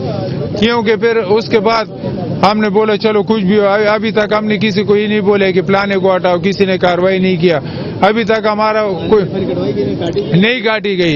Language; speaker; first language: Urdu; non-native, local second language; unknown